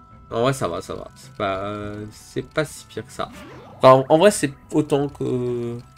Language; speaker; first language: French; native; French